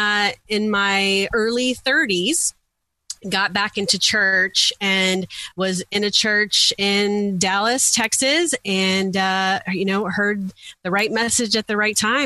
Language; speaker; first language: English; native; English